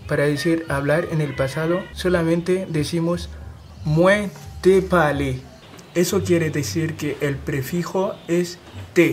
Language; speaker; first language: Spanish; non-native, fluent; Haitian Creole